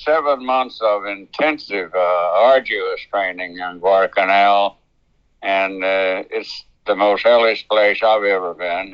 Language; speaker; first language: English; native; English